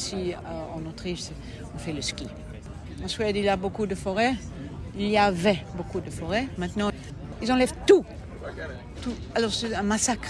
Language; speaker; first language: French; non-native, fluent; German